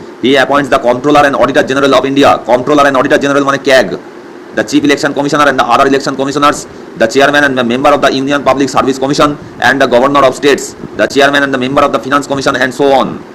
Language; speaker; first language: English; non-native, local second language; Bangla